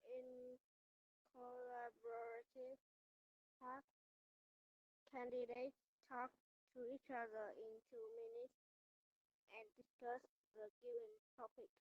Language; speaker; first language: English; non-native, learner; Vietnamese